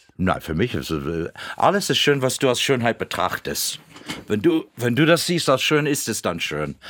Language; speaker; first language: German; non-native, fluent; English